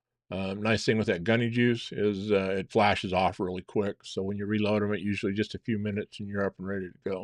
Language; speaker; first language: English; native; English